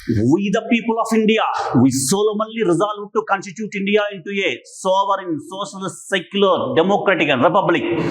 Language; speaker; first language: English; non-native, local second language; Telugu